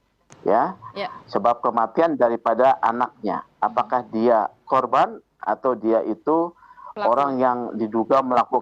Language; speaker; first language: Indonesian; native; Indonesian